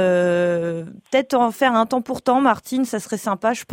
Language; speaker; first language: French; native; French